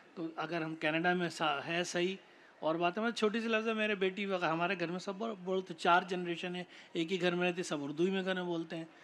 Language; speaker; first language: Urdu; native; Urdu